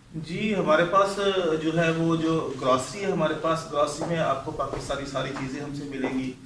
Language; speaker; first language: Hindi; non-native, local second language; Punjabi